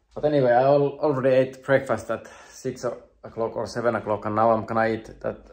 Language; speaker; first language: English; non-native, fluent; Finnish